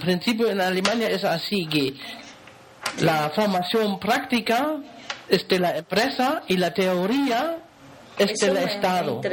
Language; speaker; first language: Spanish; non-native, fluent; German